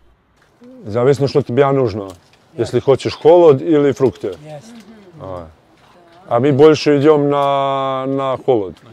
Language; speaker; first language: Russian; non-native, learner; Serbian